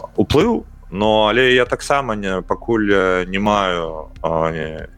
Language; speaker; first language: Belarusian; non-native, local second language; Russian